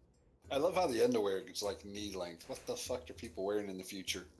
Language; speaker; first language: English; native; English